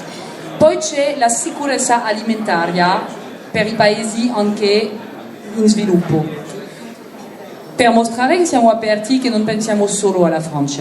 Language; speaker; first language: Italian; non-native, learner; French